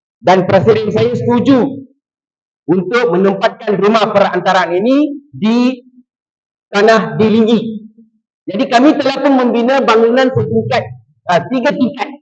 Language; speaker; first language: Malay; non-native, local second language; Tamil